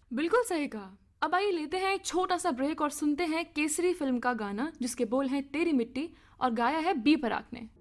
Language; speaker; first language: Hindi; native; Hindi